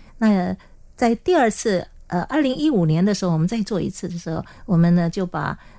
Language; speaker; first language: Chinese; non-native, local second language; Hakka Chinese